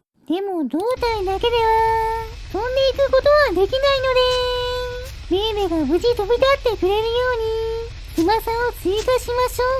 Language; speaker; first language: Japanese; native; Japanese